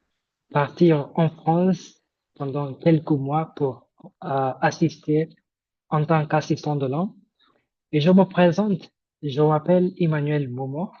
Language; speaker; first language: French; non-native, fluent; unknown